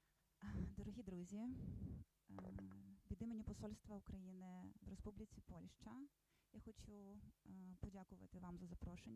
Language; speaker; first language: Ukrainian; native; Ukrainian